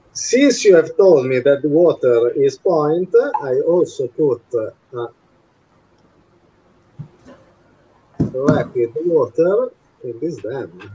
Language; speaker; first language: English; non-native, fluent; Italian